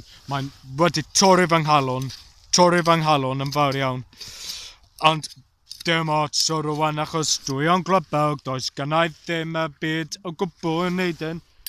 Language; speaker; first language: Welsh; non-native, learner; English